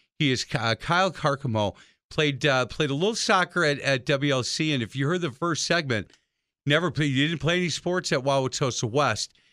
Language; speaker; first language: English; native; English